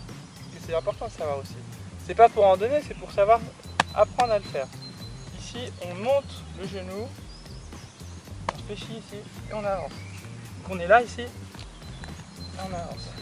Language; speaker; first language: French; native; French